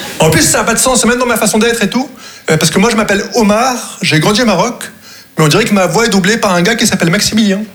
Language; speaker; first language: French; non-native, local second language; Arabic